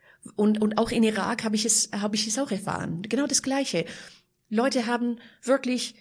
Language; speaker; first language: German; non-native, fluent; Persian